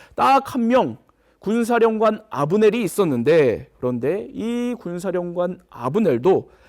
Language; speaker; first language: Korean; native; Korean